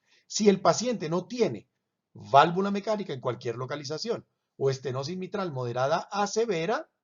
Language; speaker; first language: Spanish; native; Spanish